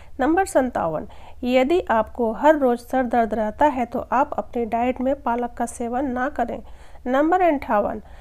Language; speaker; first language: Hindi; native; Hindi